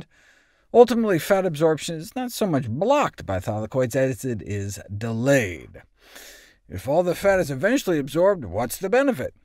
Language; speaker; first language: English; native; English